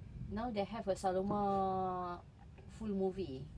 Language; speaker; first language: English; non-native, local second language; Malay